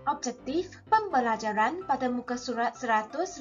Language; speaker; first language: Malay; non-native, local second language; Chinese